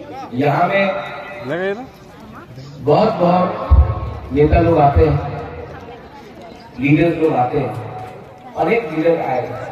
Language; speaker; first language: Hindi; non-native, local second language; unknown